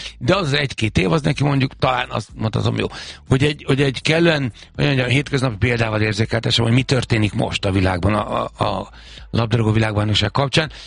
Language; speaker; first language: Hungarian; native; Hungarian